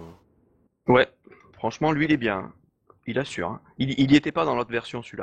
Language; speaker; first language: French; native; French